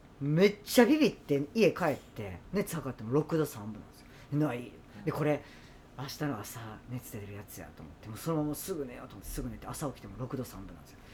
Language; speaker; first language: Japanese; native; Japanese